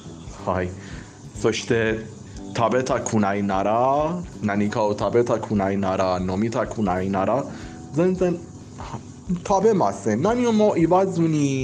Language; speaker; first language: Japanese; non-native, learner; Persian